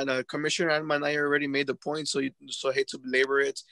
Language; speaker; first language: English; early bilingual, other home language; Spanish